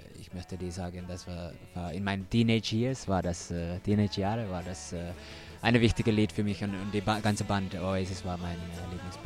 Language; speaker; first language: German; non-native, learner; Finnish